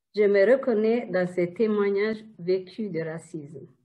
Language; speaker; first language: French; non-native, fluent; Tigrinya